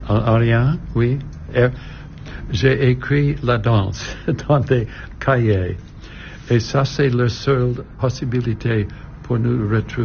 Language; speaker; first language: French; non-native, learner; English